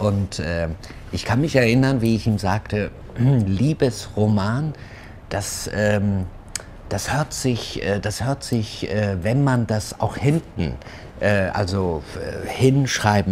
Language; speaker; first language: German; early bilingual, other home language; Turkish